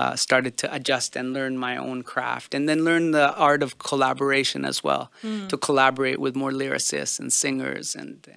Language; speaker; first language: English; early bilingual, other home language; Punjabi